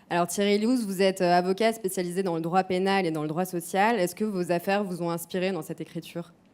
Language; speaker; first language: French; native; French